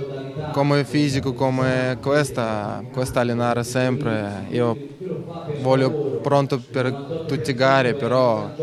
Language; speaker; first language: Italian; non-native, learner; Russian